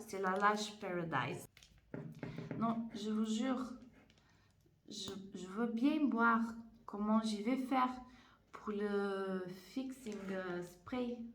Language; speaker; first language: French; non-native, fluent; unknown